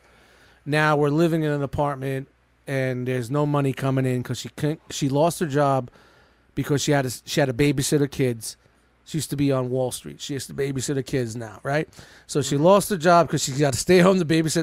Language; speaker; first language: English; native; English